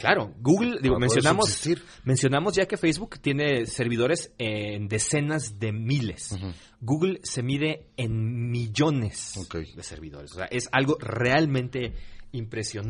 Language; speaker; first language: Spanish; native; Spanish